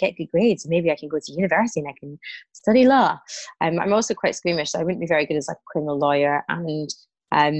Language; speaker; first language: English; native; English